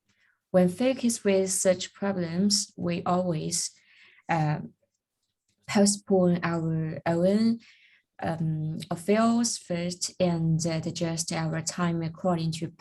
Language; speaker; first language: English; non-native, learner; Chinese